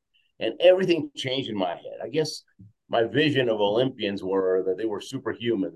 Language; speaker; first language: English; early bilingual, other home language; Spanish